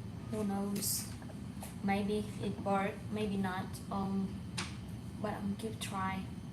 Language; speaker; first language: English; non-native, learner; Thai